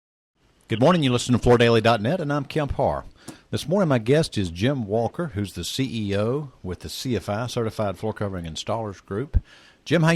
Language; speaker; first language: English; native; English